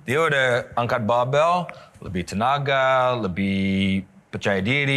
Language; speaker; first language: Indonesian; non-native, learner; English